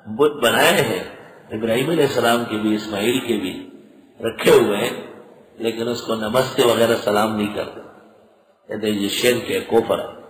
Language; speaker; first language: Urdu; non-native, local second language; Pashto